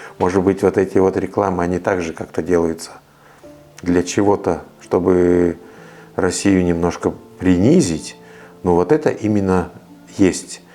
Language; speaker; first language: Russian; native; Russian